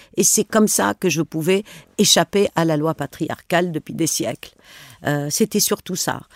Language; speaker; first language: French; non-native, local second language; Arabic